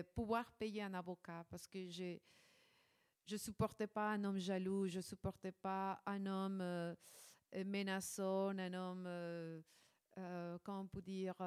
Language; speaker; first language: French; non-native, fluent; Spanish